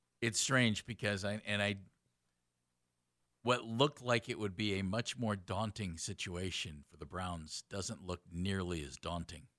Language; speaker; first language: English; native; English